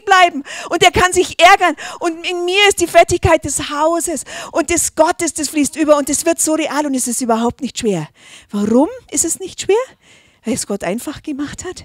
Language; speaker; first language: German; native; German